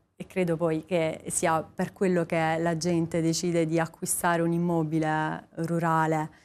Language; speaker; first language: Italian; native; Italian